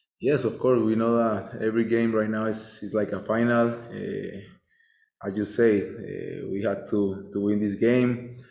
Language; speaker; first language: English; non-native, fluent; Spanish